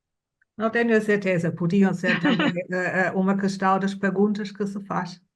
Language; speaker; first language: Portuguese; non-native, fluent; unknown